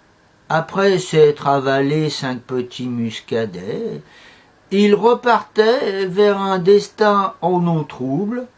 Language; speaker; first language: French; native; French